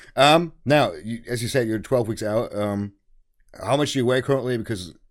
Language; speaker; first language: English; non-native, fluent; German